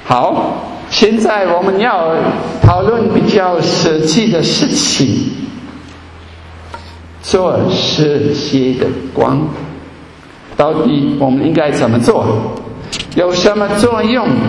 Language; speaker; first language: Chinese; non-native, fluent; German